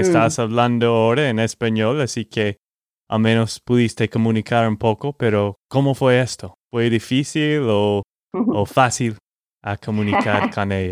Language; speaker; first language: Spanish; non-native, fluent; English